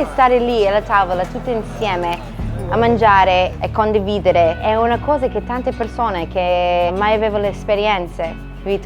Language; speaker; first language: Italian; non-native, fluent; English